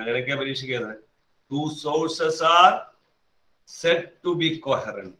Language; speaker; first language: English; non-native, local second language; Malayalam